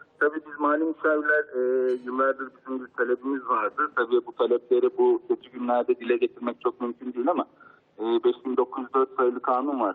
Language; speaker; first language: Turkish; native; Turkish